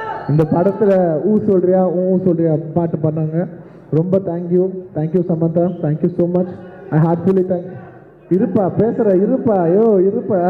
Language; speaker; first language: Tamil; non-native, local second language; Telugu